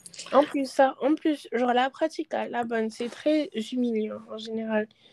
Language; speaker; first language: French; non-native, local second language; Wolof